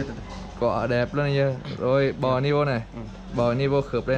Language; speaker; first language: Vietnamese; native; Vietnamese